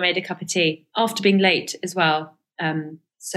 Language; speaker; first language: English; early bilingual, other home language; Persian